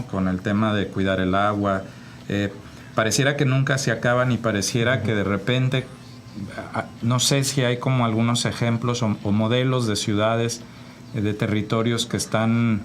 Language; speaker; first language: Spanish; native; Spanish